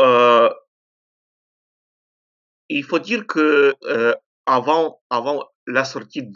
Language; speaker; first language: French; non-native, fluent; Ukrainian